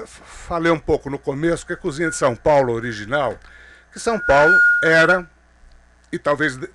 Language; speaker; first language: Portuguese; native; Portuguese